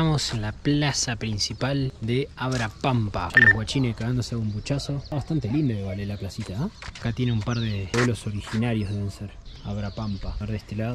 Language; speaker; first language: Spanish; native; Spanish